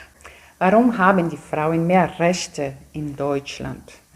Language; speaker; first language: German; non-native, fluent; Portuguese